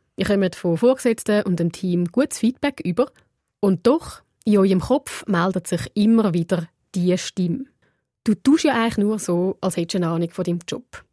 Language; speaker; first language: German; native; German